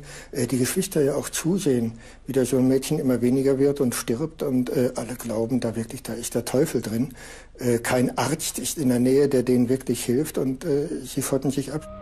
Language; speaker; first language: German; native; German